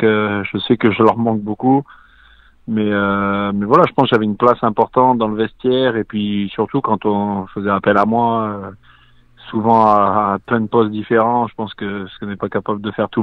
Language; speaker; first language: French; native; French